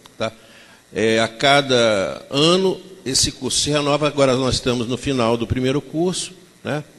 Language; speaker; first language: Portuguese; native; Portuguese